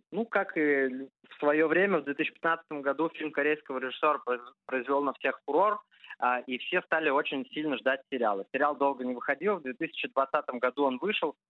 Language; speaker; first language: Russian; early bilingual, heritage; Russian